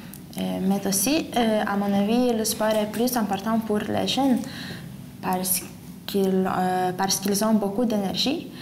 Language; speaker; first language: French; non-native, learner; Lithuanian